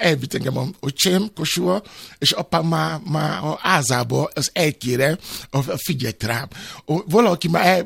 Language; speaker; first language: Hungarian; non-native, learner; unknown